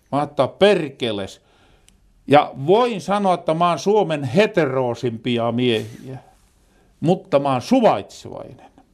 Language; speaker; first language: Finnish; native; Finnish